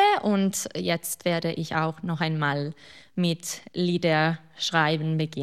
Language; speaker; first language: German; non-native, fluent; Italian